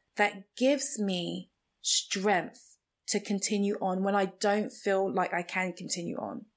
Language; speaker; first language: English; non-native, local second language; Igbo